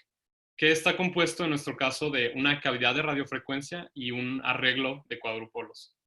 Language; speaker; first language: Spanish; native; Spanish